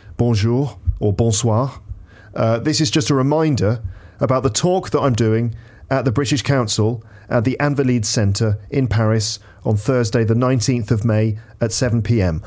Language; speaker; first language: English; native; English